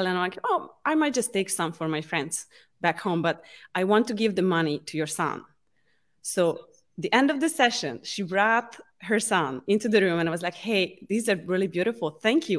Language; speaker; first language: English; non-native, fluent; Hungarian